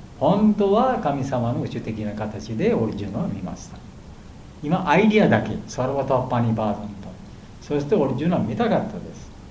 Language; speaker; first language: Japanese; non-native, learner; Bangla